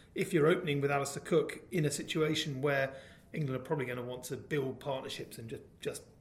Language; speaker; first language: English; native; English